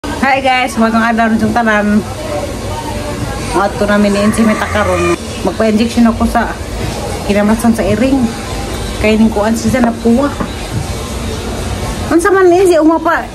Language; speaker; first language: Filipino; non-native, local second language; Cebuano